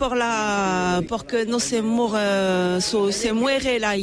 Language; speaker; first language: Catalan; non-native, learner; French